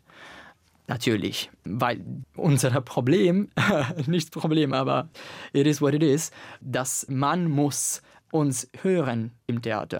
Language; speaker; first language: German; non-native, learner; Italian